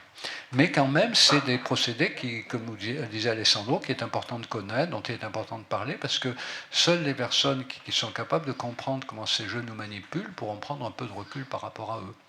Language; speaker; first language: French; native; French